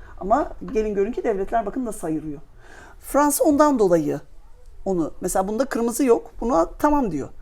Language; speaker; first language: Turkish; native; Turkish